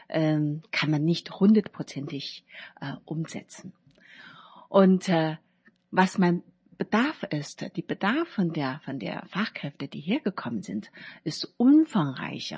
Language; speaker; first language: German; non-native, learner; Chinese